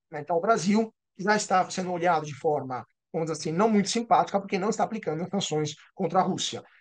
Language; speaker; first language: Portuguese; non-native, fluent; Italian